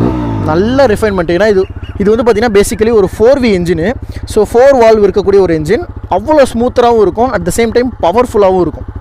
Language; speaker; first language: Tamil; native; Tamil